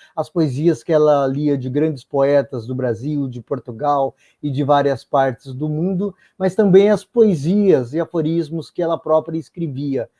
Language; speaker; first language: Portuguese; native; Portuguese